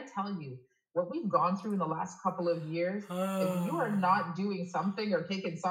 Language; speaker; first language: English; native; English